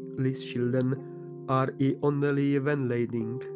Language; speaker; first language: Norwegian; non-native, fluent; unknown